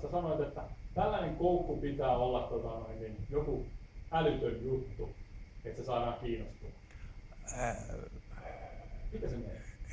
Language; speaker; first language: Finnish; native; Finnish